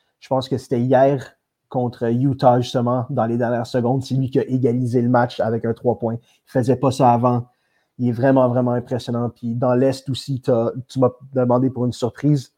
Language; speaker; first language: French; native; French